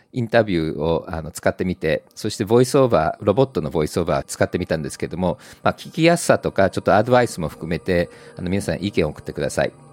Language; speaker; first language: Japanese; native; Japanese